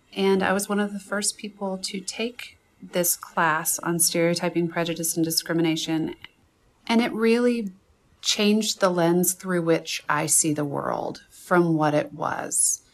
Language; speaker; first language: English; native; English